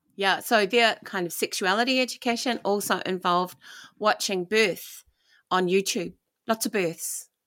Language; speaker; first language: English; native; English